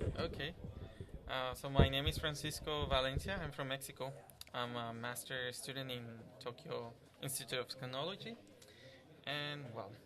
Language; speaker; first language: English; non-native, fluent; Spanish